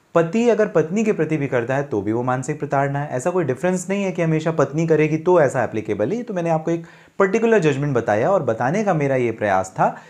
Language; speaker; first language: Hindi; native; Hindi